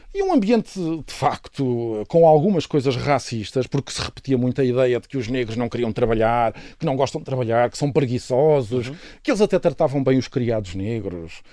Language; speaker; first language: Portuguese; native; Portuguese